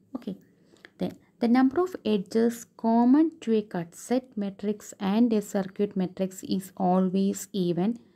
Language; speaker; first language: English; non-native, local second language; Malayalam